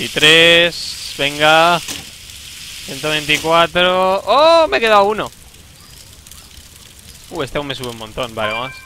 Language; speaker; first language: Spanish; native; Spanish